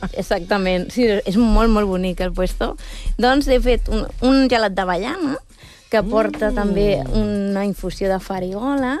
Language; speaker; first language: Catalan; native; Catalan